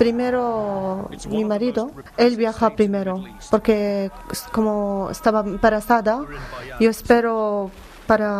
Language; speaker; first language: Spanish; non-native, learner; Arabic